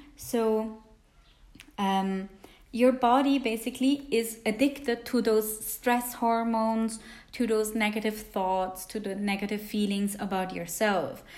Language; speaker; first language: English; non-native, fluent; Italian